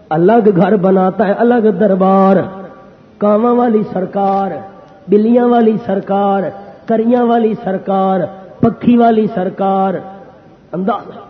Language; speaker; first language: Urdu; non-native, local second language; Pashto